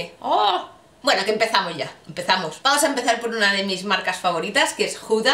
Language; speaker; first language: Spanish; native; Spanish